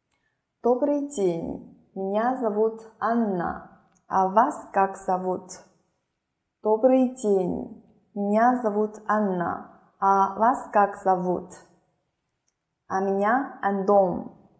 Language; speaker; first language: Russian; non-native, fluent; Chinese